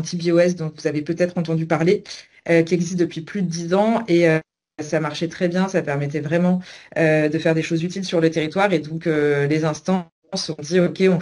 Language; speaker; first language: French; native; French